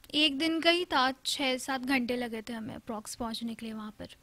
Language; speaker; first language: Hindi; native; Hindi